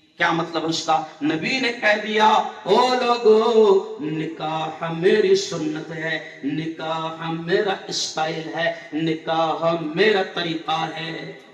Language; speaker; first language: Urdu; native; Urdu